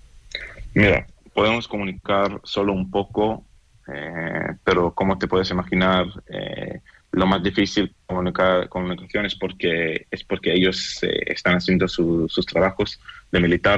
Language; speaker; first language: Spanish; non-native, fluent; Hebrew